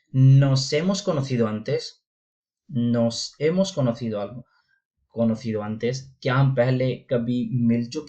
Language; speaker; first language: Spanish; non-native, fluent; Urdu